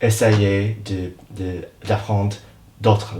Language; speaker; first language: French; non-native, learner; English